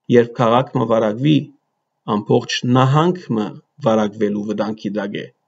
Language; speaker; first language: Armenian; early bilingual, heritage; Armenian